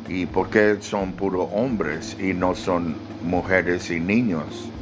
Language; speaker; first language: Spanish; early bilingual, other home language; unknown